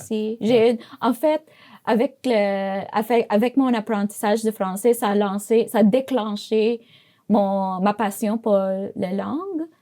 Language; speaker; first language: French; non-native, fluent; Filipino